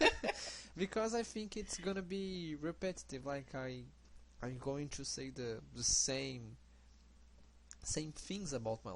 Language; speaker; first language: English; non-native, learner; Portuguese